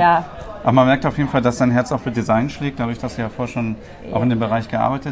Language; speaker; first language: German; native; German